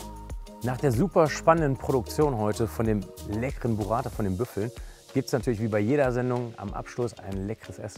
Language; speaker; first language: German; native; German